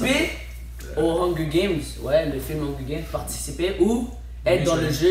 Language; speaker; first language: French; native; French